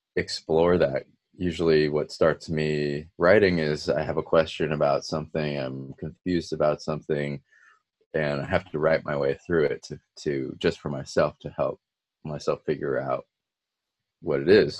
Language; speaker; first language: English; native; English